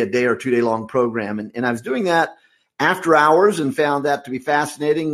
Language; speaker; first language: English; native; English